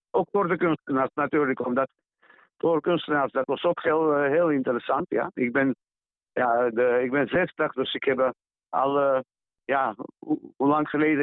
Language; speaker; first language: Dutch; non-native, learner; Georgian